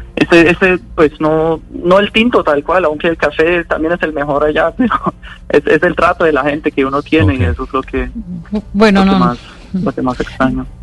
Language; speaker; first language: Spanish; non-native, fluent; German